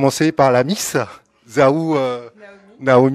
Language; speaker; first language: French; native; French